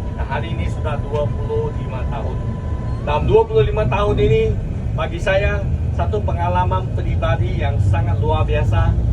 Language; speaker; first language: Malay; non-native, local second language; Chinese